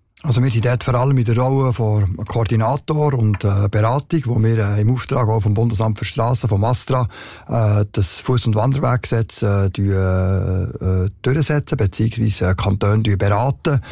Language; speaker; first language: German; native; German